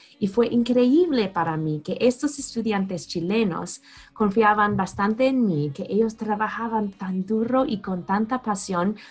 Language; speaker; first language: Spanish; non-native, fluent; English